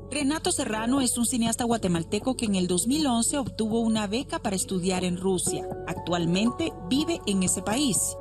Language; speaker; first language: Spanish; native; Spanish